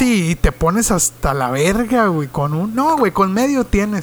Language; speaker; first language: Spanish; native; Spanish